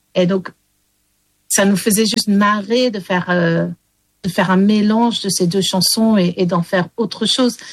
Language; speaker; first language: French; early bilingual, heritage; English